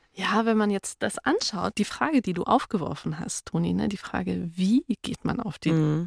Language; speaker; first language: German; native; German